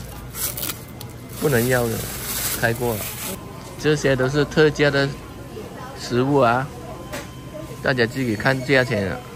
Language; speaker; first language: Chinese; non-native, local second language; Cantonese